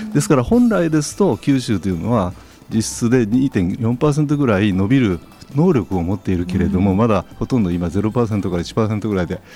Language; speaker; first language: Japanese; native; Japanese